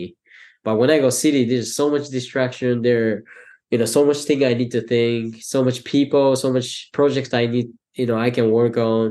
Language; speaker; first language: English; non-native, fluent; Japanese